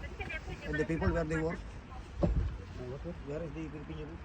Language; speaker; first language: English; non-native, local second language; Filipino